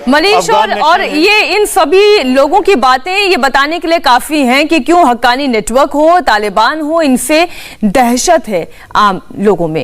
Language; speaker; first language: Hindi; native; Hindi